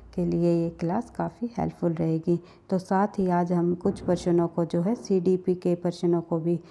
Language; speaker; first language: Hindi; native; Hindi